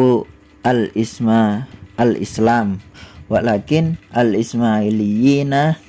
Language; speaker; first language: Arabic; non-native, learner; Indonesian